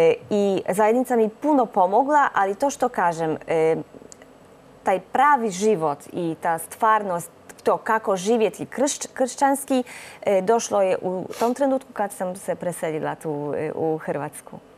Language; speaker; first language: Croatian; non-native, fluent; Polish